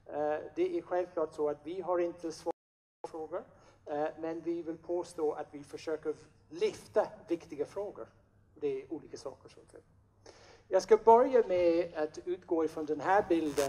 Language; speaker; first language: Swedish; non-native, fluent; English